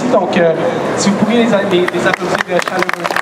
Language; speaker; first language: French; native; French